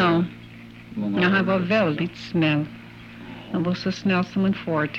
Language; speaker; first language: Swedish; early bilingual, heritage; English